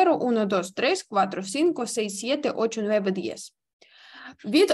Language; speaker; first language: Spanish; non-native, fluent; Ukrainian